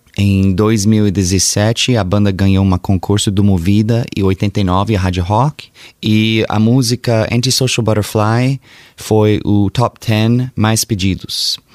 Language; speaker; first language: Portuguese; early bilingual, heritage; Portuguese